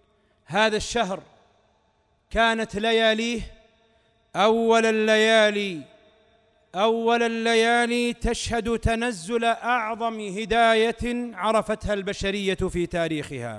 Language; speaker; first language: Arabic; native; Arabic